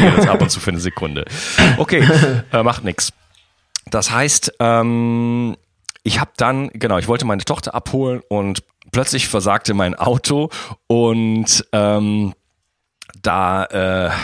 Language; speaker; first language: German; native; German